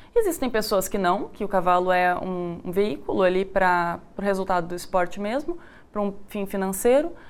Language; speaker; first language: Portuguese; native; Portuguese